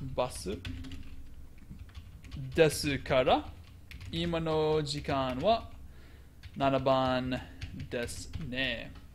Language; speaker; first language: Japanese; non-native, fluent; English